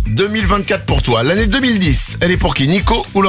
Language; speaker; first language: French; native; French